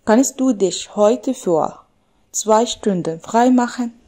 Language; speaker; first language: German; non-native, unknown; Arabic